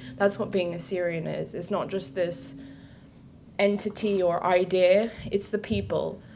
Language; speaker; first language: English; native; English